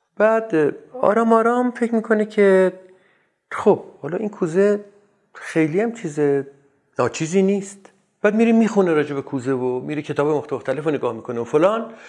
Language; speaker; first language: Persian; native; Persian